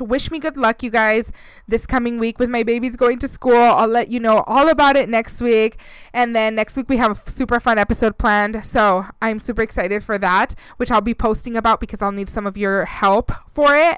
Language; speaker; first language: English; early bilingual, other home language; Spanish